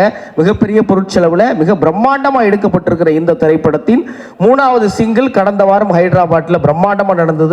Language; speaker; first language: Tamil; native; Tamil